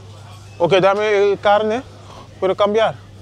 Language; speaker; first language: Spanish; non-native, learner; Papiamento